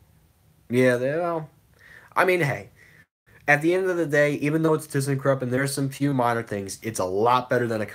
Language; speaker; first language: English; native; English